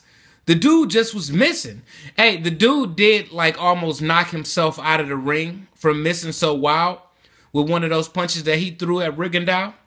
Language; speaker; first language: English; native; English